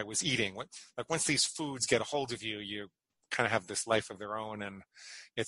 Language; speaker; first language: English; native; English